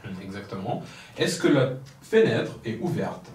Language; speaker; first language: French; non-native, local second language; Kinyarwanda